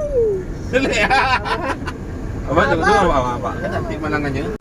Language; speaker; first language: Malay; native; Malay